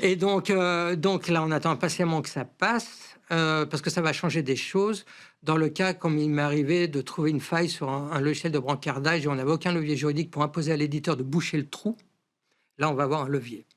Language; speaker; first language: French; native; French